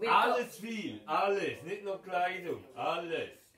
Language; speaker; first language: German; non-native, learner; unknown